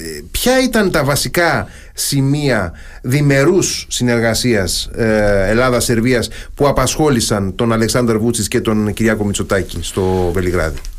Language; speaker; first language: Greek; native; Greek